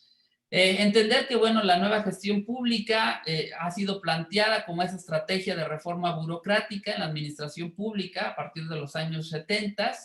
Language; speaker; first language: Spanish; native; Spanish